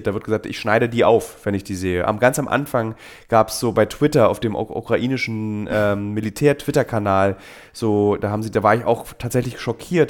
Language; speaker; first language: German; native; German